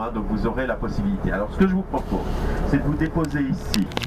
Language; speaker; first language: French; native; French